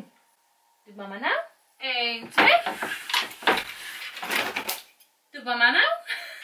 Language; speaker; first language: Dutch; native; Dutch